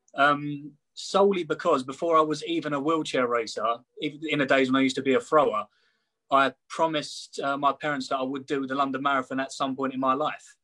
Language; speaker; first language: English; native; English